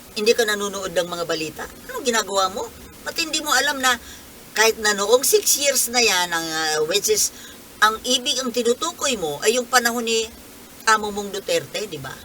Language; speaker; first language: Filipino; non-native, local second language; Bikol